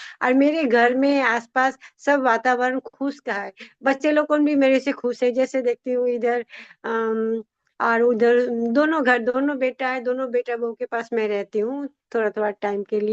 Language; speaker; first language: Hindi; non-native, local second language; Odia